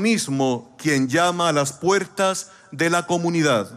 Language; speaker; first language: Spanish; native; Spanish